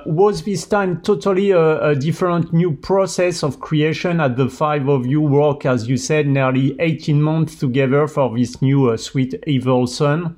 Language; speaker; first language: English; non-native, fluent; French